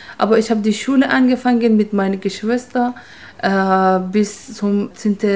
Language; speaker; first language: German; non-native, fluent; Persian